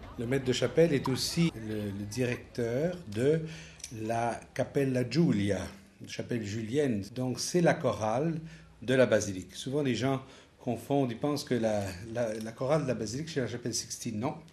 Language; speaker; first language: French; native; French